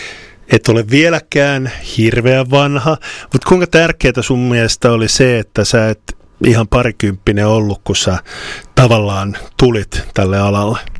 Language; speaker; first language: Finnish; native; Finnish